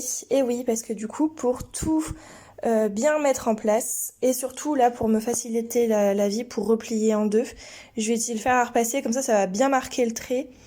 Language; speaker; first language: French; native; French